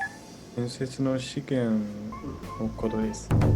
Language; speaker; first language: Japanese; non-native, learner; Chinese